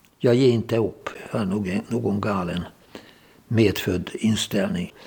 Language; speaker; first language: Swedish; non-native, fluent; Hungarian